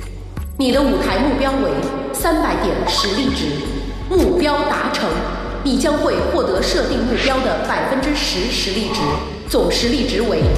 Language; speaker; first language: Chinese; native; Chinese